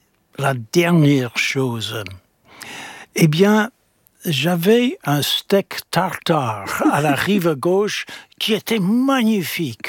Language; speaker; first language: French; non-native, fluent; English